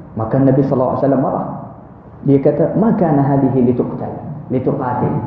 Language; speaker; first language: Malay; non-native, fluent; Arabic